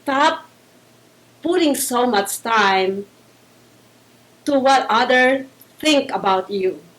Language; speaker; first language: English; non-native, local second language; Filipino